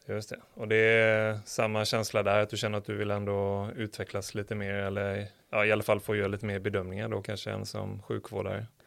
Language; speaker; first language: Swedish; native; Swedish